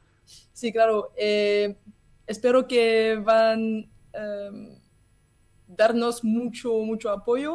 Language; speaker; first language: Spanish; non-native, learner; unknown